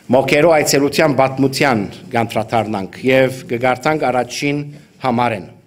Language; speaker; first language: Armenian; early bilingual, heritage; Armenian